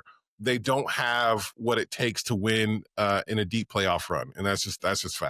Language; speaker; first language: English; native; English